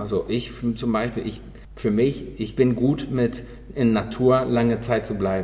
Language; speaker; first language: German; non-native, fluent; Spanish